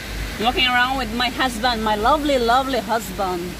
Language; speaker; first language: English; non-native, learner; Filipino